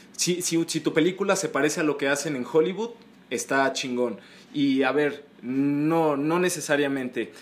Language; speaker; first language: Spanish; native; Spanish